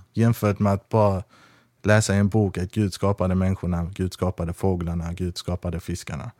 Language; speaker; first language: Swedish; early bilingual, other home language; Persian